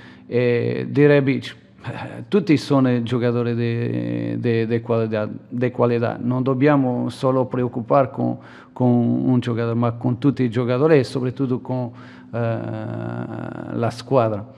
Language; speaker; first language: Italian; non-native, fluent; Portuguese